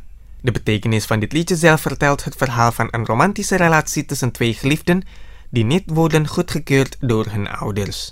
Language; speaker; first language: Dutch; non-native, fluent; Indonesian